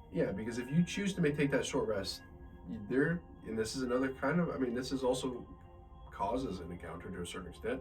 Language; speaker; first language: English; native; English